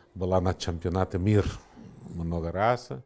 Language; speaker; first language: Russian; non-native, learner; Italian